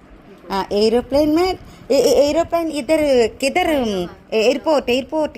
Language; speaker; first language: Hindi; non-native, local second language; Telugu